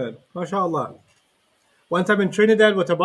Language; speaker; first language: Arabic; non-native, fluent; English